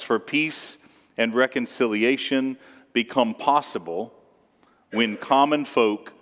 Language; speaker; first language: English; native; English